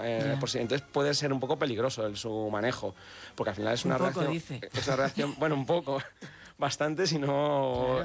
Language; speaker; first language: Spanish; native; Spanish